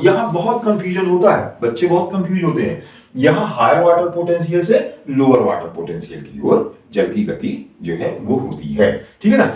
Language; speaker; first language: Hindi; native; Hindi